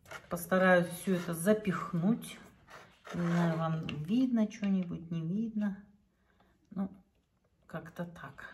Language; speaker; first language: Russian; native; Russian